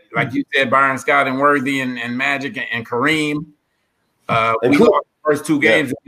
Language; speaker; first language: English; native; English